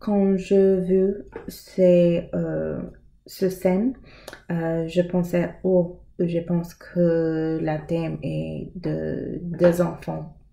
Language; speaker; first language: French; non-native, learner; English